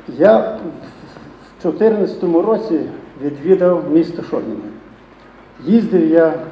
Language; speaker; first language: Ukrainian; native; Ukrainian